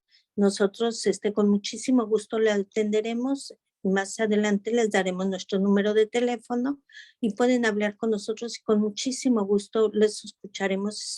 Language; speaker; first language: Spanish; native; Spanish